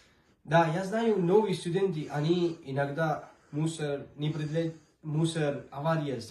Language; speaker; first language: Russian; non-native, learner; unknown